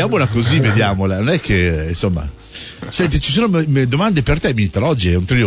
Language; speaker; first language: Italian; native; Italian